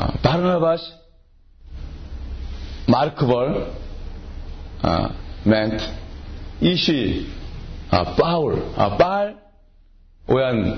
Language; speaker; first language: Hungarian; non-native, learner; Korean